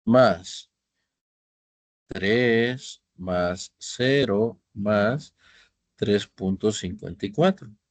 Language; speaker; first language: Spanish; native; Spanish